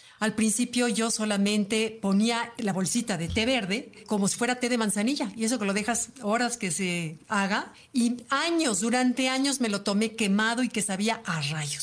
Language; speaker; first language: Spanish; native; Spanish